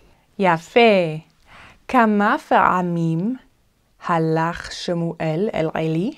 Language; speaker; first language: Hebrew; non-native, fluent; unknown